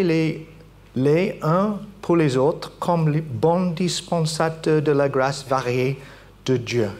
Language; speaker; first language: French; non-native, fluent; English